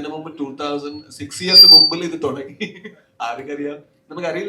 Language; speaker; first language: Malayalam; non-native, local second language; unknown